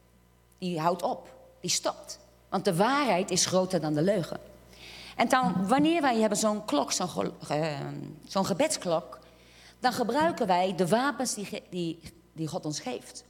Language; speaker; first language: Dutch; non-native, fluent; Portuguese